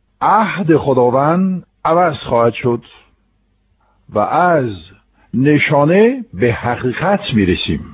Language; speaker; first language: Persian; non-native, fluent; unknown